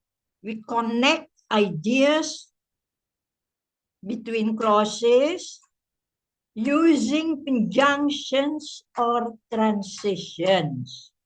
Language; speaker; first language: English; non-native, fluent; Indonesian